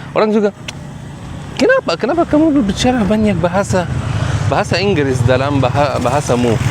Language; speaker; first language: Indonesian; non-native, fluent; Arabic